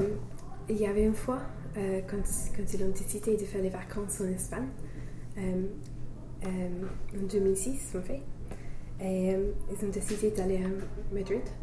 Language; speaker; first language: French; non-native, learner; English